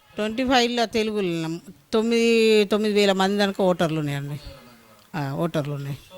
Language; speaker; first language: Telugu; native; Telugu